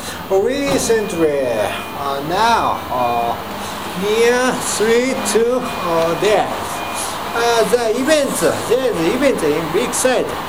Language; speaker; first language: English; non-native, learner; Japanese